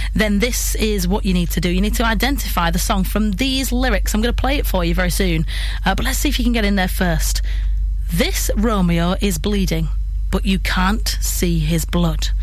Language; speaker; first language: English; native; English